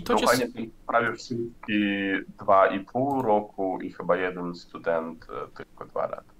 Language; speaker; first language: Polish; non-native, learner; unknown